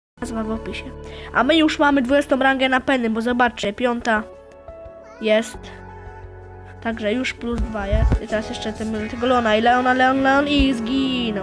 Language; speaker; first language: Polish; native; Polish